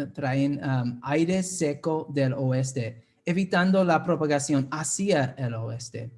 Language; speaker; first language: Spanish; non-native, fluent; English